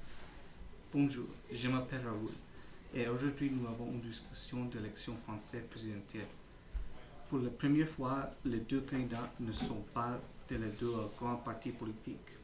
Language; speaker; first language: French; non-native, learner; English